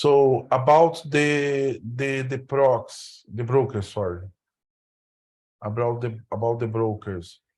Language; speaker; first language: English; non-native, learner; Portuguese